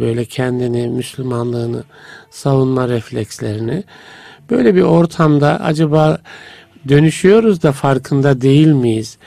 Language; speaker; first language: Turkish; native; Turkish